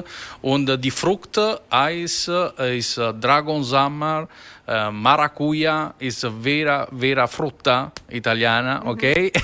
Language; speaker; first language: German; non-native, learner; Italian